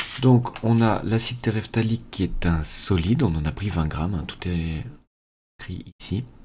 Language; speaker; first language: French; native; French